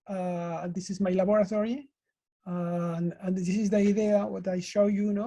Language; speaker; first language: English; non-native, learner; Spanish